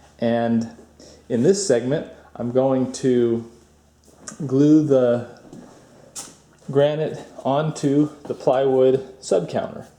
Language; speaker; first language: English; native; English